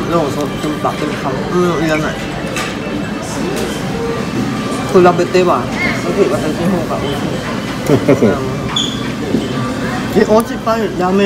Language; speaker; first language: Japanese; non-native, learner; Thai